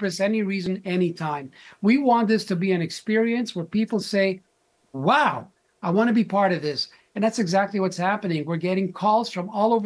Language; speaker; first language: English; native; English